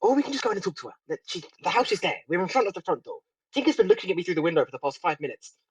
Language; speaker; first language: English; native; English